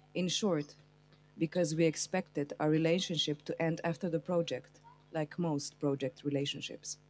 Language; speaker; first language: English; non-native, fluent; Slovenian